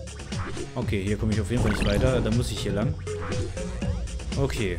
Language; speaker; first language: German; native; German